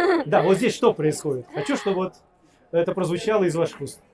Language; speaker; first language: Russian; native; Russian